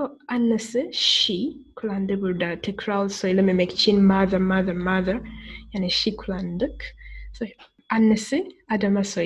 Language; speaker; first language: Turkish; non-native, fluent; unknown